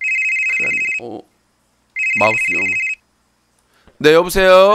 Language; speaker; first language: Korean; native; Korean